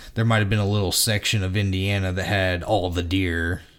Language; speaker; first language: English; native; English